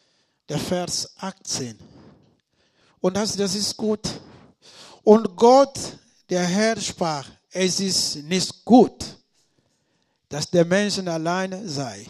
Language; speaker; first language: German; non-native, learner; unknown